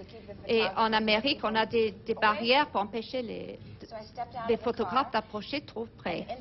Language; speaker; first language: French; non-native, learner; English